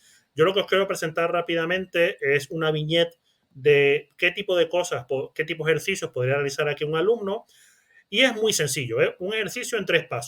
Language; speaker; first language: Spanish; native; Spanish